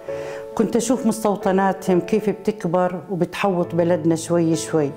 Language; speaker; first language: Arabic; native; Arabic